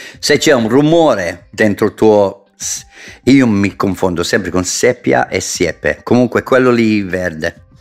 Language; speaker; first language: Italian; non-native, fluent; English